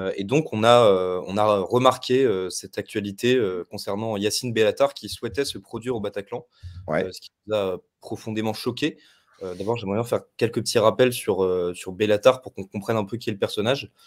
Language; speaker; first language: French; native; French